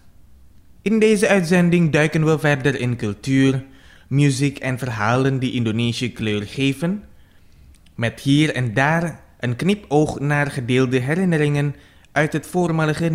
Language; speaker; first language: Dutch; non-native, fluent; Indonesian